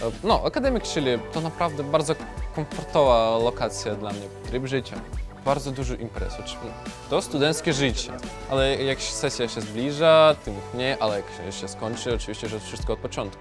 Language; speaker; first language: Polish; non-native, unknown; Russian